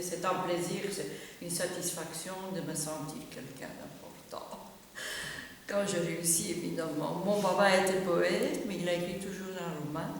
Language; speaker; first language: French; non-native, fluent; Romanian